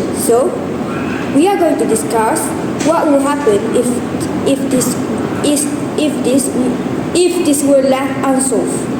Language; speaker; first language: English; non-native, learner; Malay